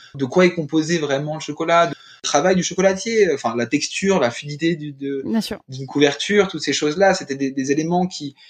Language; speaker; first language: French; native; French